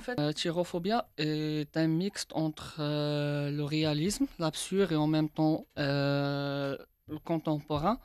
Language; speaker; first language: French; non-native, local second language; Arabic